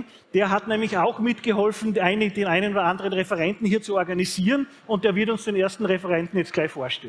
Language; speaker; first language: German; native; German